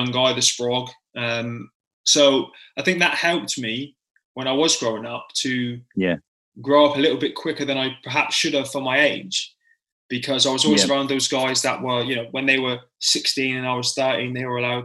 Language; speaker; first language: English; native; English